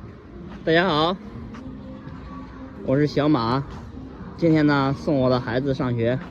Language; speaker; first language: Chinese; native; Chinese